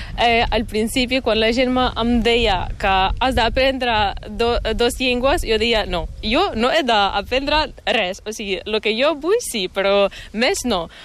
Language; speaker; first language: Catalan; non-native, fluent; Ukrainian